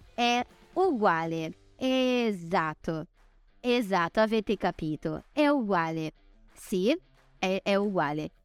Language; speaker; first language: Italian; non-native, fluent; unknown